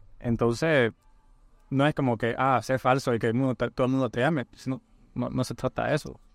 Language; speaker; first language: Spanish; native; Spanish